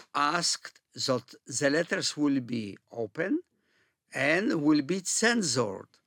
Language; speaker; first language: English; early bilingual, other home language; Polish